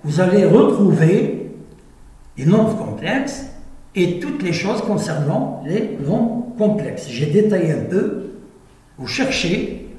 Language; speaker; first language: French; non-native, local second language; Arabic